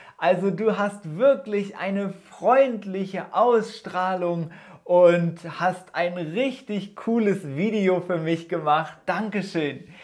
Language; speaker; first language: German; native; German